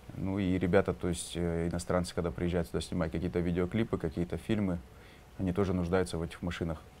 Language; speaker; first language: Russian; native; Russian